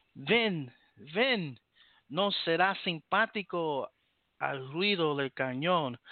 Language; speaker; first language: Spanish; early bilingual, heritage; Spanish